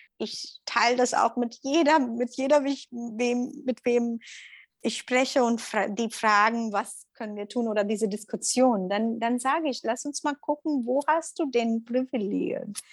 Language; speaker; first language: German; non-native, learner; Tamil